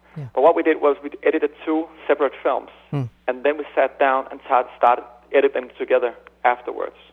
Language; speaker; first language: English; non-native, fluent; Danish